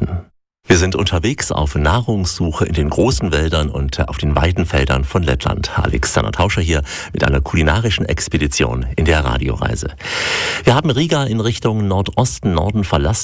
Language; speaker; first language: German; native; German